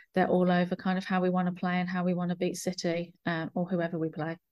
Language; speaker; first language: English; native; English